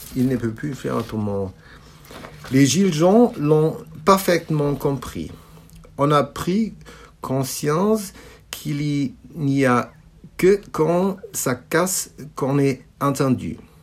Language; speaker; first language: French; non-native, learner; German